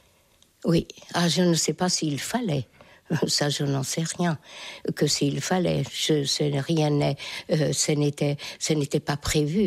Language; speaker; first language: French; non-native, fluent; Hungarian